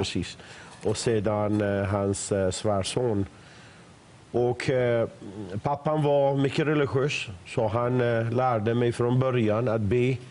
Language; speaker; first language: Swedish; non-native, fluent; Persian